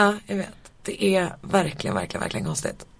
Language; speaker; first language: Swedish; native; Swedish